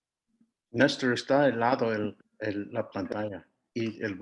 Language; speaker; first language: Spanish; non-native, fluent; English